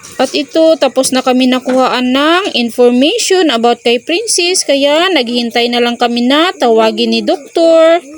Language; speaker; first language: Filipino; non-native, local second language; Cebuano